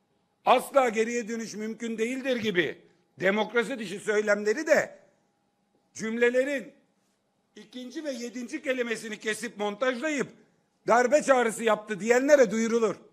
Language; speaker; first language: Turkish; native; Turkish